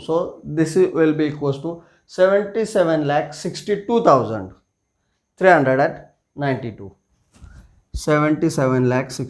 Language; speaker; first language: English; non-native, local second language; Marathi